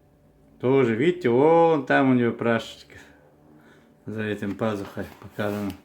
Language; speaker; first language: Russian; non-native, local second language; Chechen